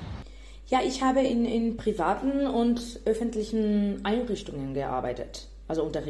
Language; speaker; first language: German; non-native, fluent; Spanish